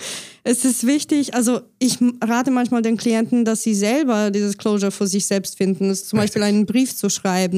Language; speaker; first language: German; non-native, fluent; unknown